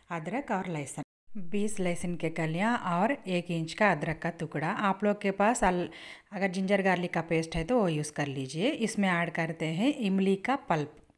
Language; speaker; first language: Hindi; native; Hindi